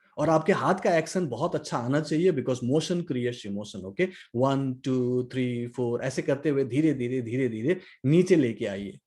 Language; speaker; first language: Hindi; non-native, local second language; Nepali